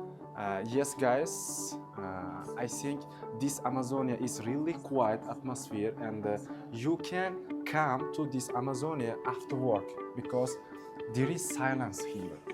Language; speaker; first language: English; non-native, local second language; Uzbek